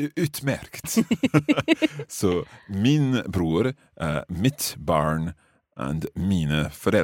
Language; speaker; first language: Swedish; non-native, learner; English